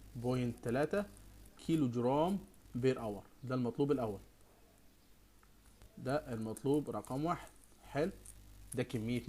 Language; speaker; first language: Arabic; native; Arabic